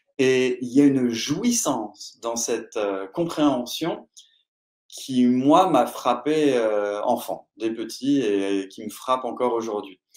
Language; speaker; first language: French; native; French